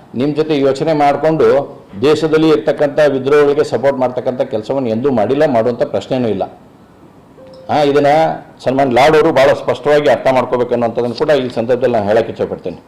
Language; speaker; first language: Kannada; native; Kannada